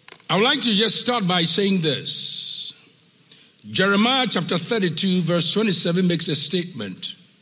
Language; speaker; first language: English; non-native, local second language; Akan